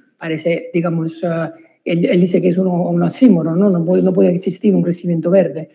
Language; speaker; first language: Spanish; non-native, fluent; Italian